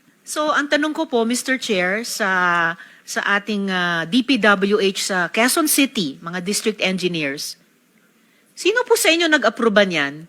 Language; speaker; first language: Filipino; native; Filipino